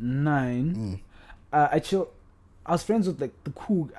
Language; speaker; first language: English; non-native, local second language; Northern Sotho